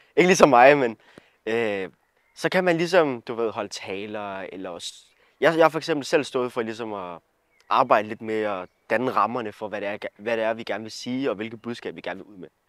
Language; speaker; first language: Danish; early bilingual, other home language; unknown